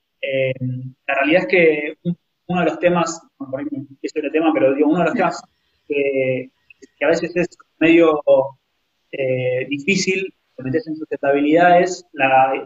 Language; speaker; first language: Spanish; native; Spanish